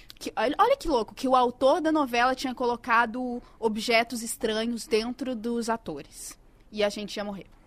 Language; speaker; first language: Portuguese; native; Portuguese